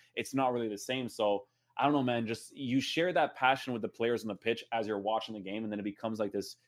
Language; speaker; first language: English; native; English